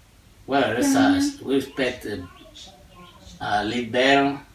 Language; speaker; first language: English; non-native, learner; Spanish